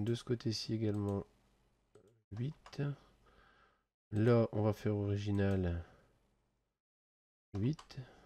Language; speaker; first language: French; native; French